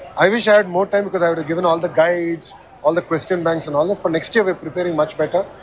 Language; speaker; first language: English; non-native, local second language; Telugu